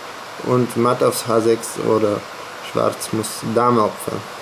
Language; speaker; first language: German; non-native, fluent; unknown